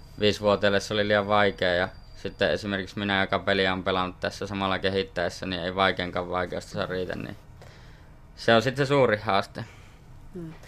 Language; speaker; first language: Finnish; native; Finnish